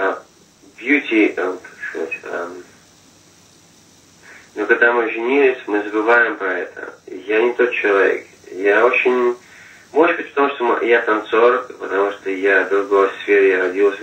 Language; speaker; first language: Russian; non-native, fluent; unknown